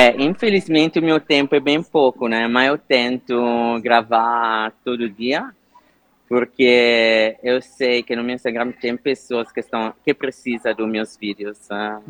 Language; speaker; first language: Portuguese; non-native, fluent; Italian